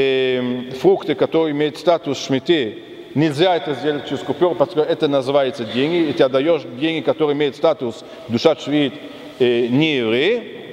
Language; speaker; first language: Russian; non-native, fluent; German